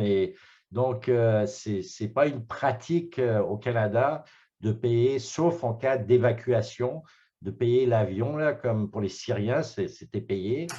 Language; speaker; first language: French; native; French